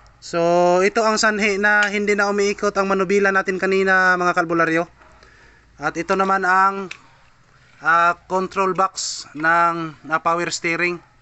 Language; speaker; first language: Filipino; non-native, local second language; Cebuano